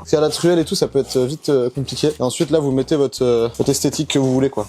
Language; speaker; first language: French; native; French